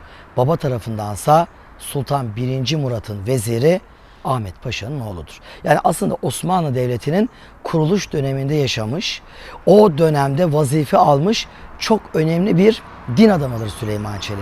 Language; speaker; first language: Turkish; native; Turkish